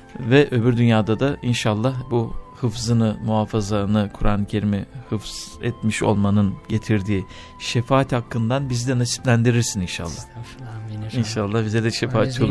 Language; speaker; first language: Turkish; native; Turkish